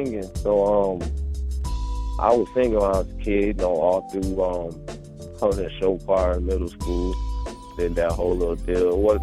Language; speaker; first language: English; native; English